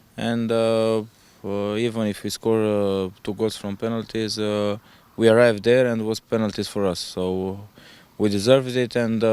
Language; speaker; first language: English; non-native, fluent; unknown